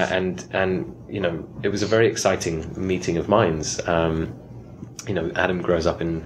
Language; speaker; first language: English; native; English